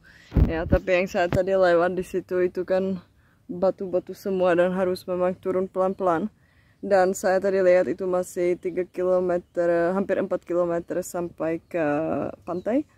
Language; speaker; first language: Indonesian; non-native, fluent; Czech